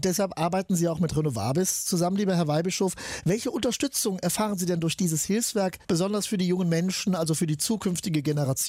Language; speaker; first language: German; native; German